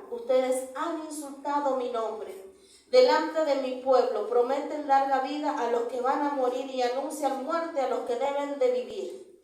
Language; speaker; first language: Spanish; native; Spanish